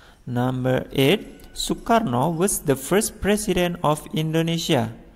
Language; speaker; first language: English; non-native, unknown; Indonesian